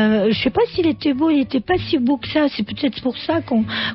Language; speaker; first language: French; non-native, fluent; Arabic